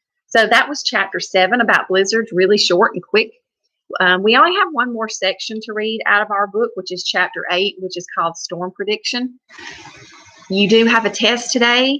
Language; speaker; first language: English; native; English